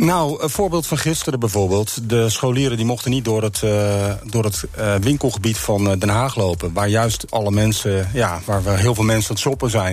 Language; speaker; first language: Dutch; native; Dutch